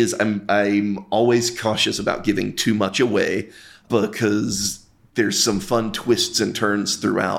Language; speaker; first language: English; native; English